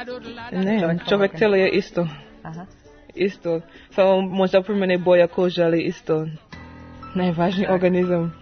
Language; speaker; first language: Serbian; non-native, learner; English